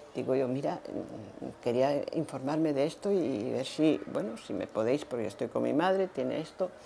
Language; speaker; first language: Spanish; native; Spanish